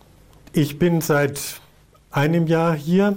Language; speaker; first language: German; non-native, fluent; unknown